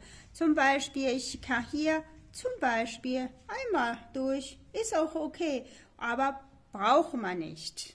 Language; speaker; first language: German; non-native, learner; Chinese